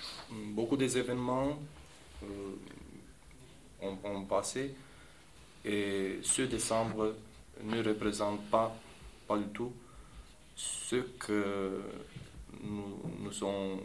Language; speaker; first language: French; non-native, learner; Romanian